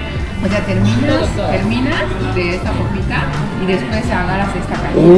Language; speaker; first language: Spanish; non-native, fluent; Japanese